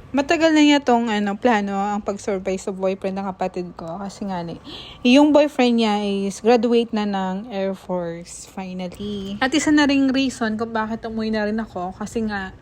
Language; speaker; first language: Filipino; native; Filipino